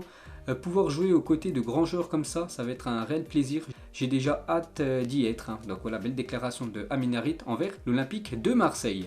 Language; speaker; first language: French; native; French